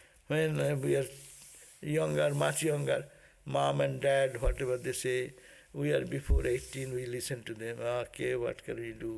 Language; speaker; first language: English; non-native, local second language; Bangla